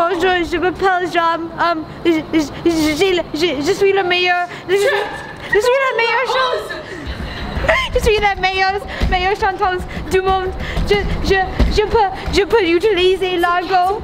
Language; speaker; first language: French; non-native, learner; English